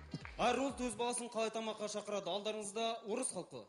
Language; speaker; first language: Kazakh; native; Kazakh